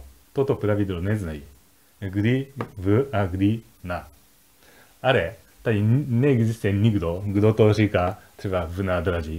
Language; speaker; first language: Czech; non-native, fluent; Japanese